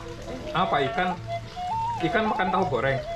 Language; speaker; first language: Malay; non-native, local second language; Sundanese